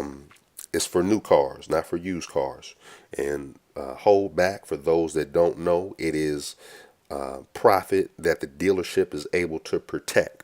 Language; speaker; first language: English; native; English